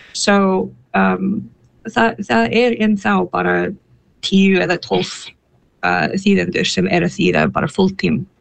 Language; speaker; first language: Icelandic; non-native, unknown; English